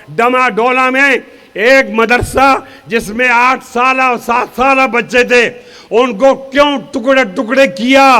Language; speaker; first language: Urdu; non-native, local second language; Pashto